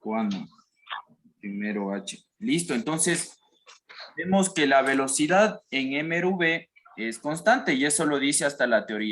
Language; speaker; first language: Spanish; native; Spanish